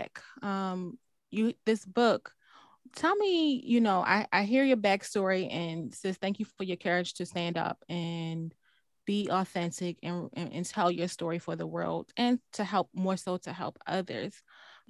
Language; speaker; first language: English; native; English